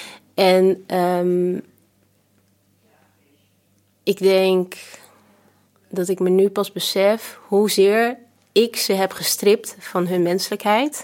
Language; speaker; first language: Dutch; early bilingual, other home language; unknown